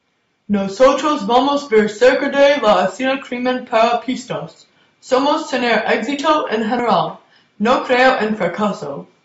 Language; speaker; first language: Spanish; non-native, learner; English